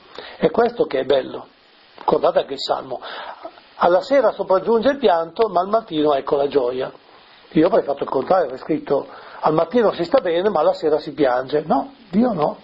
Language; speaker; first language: Italian; native; Italian